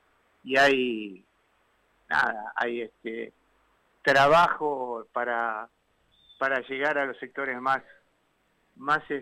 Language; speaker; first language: Spanish; native; Spanish